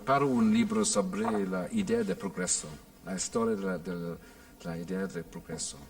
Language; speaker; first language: Spanish; non-native, fluent; English